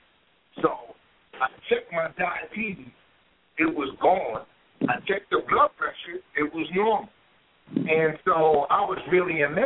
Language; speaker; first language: English; native; English